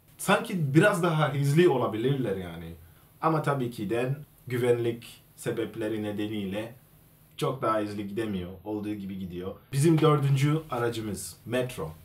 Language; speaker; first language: Turkish; non-native, fluent; Swahili